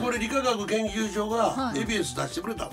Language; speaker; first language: Japanese; native; Japanese